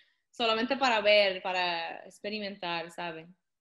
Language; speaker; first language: Spanish; non-native, fluent; English